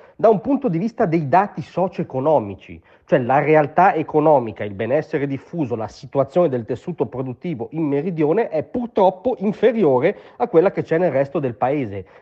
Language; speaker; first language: Italian; native; Italian